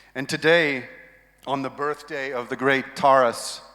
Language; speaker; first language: English; native; English